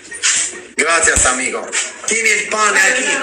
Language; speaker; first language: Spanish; non-native, learner; Albanian